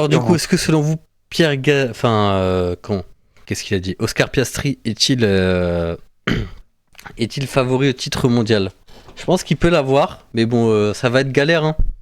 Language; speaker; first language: French; native; French